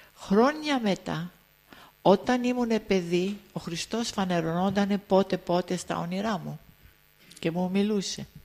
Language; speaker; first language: Greek; early bilingual, heritage; Greek